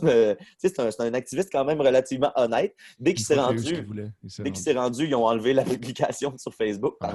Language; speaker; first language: French; native; French